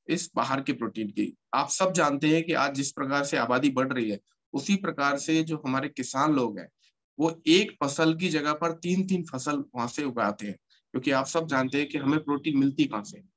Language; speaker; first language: Hindi; native; Hindi